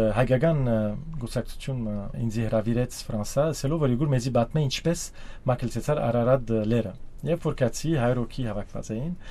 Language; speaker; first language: Armenian; early bilingual, heritage; Armenian